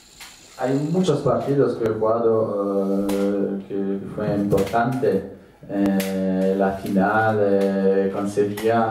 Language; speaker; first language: Spanish; non-native, learner; Polish